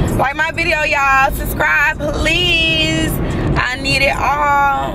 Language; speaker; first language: English; native; English